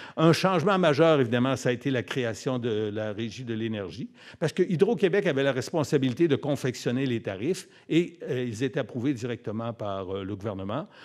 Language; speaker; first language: French; native; French